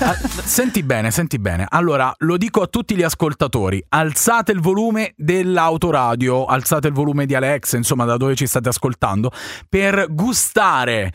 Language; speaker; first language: Italian; native; Italian